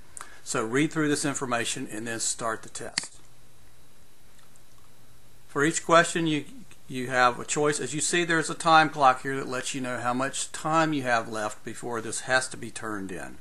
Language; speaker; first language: English; native; English